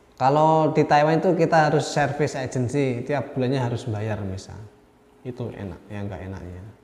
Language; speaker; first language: Indonesian; native; Indonesian